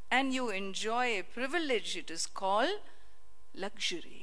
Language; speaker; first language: English; non-native, local second language; Hindi